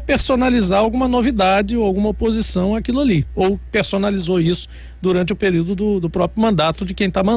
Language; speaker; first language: Portuguese; native; Portuguese